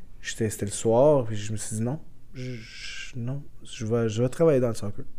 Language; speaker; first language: French; early bilingual, other home language; Portuguese